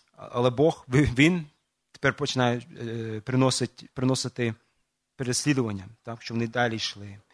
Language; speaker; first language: Ukrainian; non-native, fluent; English